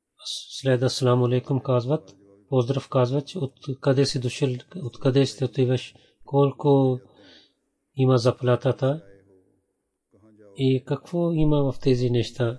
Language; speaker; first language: Bulgarian; non-native, learner; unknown